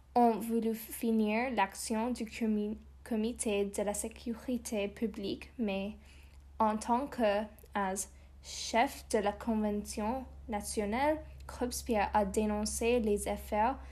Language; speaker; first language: French; non-native, learner; English